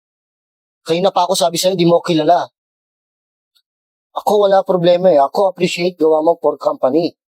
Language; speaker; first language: Filipino; non-native, learner; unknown